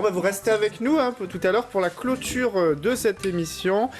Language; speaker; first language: French; native; French